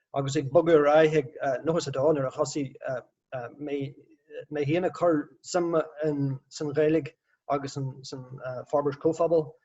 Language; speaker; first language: Irish; non-native, local second language; English